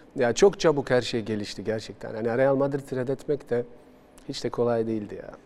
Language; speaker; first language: Turkish; non-native, fluent; Bosnian